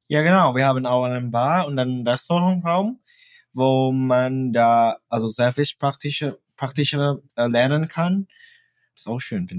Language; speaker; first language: German; non-native, fluent; Indonesian